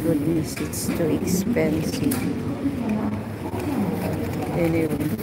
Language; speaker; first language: English; non-native, local second language; Filipino